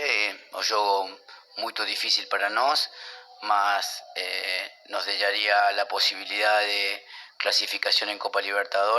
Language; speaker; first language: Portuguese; non-native, learner; Spanish